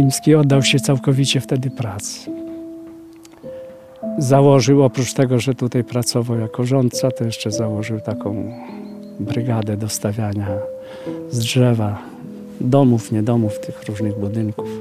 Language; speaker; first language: Polish; native; Polish